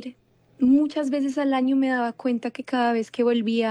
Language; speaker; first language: Spanish; native; Spanish